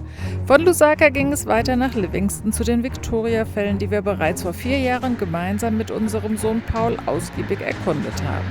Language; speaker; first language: German; native; German